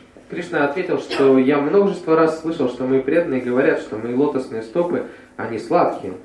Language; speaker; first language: Russian; native; Russian